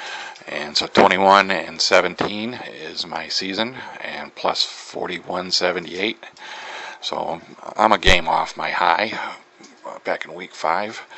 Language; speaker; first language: English; native; English